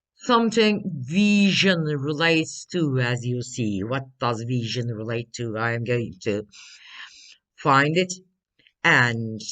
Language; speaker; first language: English; non-native, fluent; Turkish